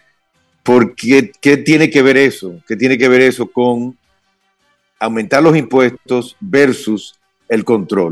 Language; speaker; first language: Spanish; native; Spanish